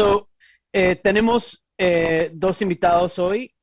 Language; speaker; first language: Spanish; non-native, fluent; English